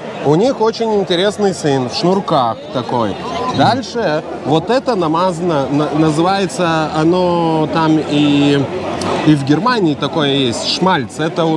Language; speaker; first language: Russian; non-native, local second language; Lithuanian